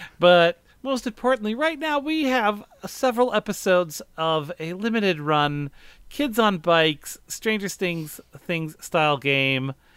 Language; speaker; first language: English; native; English